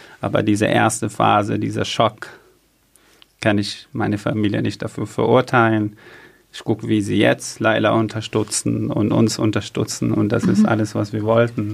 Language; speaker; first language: German; early bilingual, other home language; Arabic